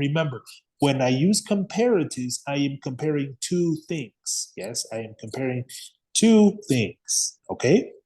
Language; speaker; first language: English; non-native, fluent; Spanish